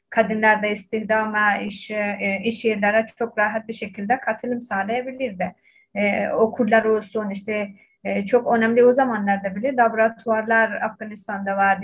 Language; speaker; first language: Turkish; non-native, fluent; Persian